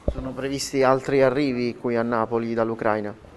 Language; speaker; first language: Italian; native; Italian